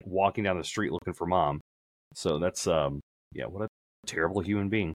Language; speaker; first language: English; native; English